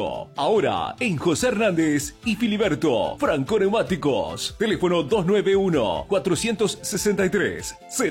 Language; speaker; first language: Spanish; native; Spanish